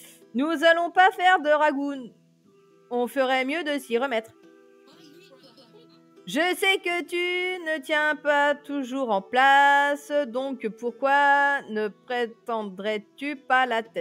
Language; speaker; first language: French; native; French